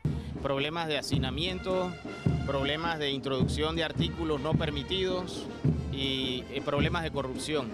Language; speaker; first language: Spanish; native; Spanish